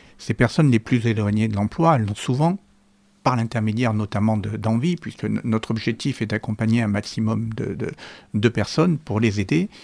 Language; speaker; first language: French; native; French